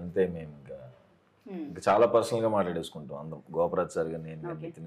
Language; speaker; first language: Telugu; native; Telugu